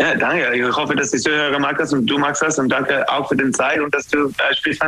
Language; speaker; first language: German; non-native, learner; English